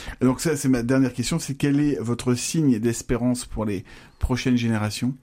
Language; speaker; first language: French; native; French